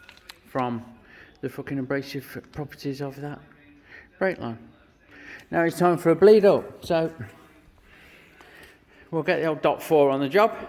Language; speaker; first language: English; native; English